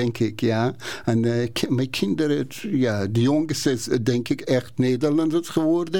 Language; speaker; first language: Dutch; non-native, learner; Persian